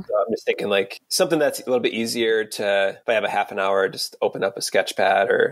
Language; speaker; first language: English; native; English